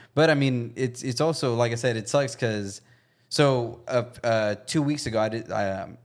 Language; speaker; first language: English; native; English